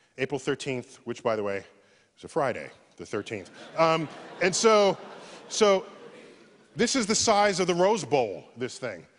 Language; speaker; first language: English; native; English